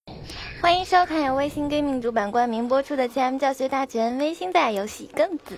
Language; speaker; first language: Chinese; native; Chinese